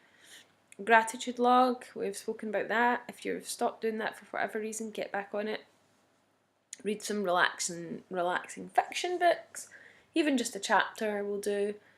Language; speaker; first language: English; native; English